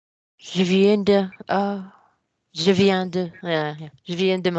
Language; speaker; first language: French; non-native, learner; English